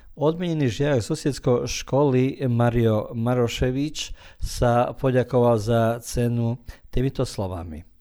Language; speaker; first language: Slovak; early bilingual, heritage; Slovak